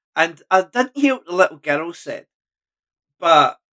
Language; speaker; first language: English; native; English